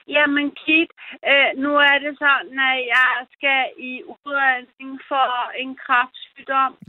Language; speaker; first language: Danish; early bilingual, other home language; German